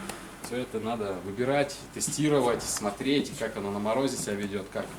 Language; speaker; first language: Russian; native; Russian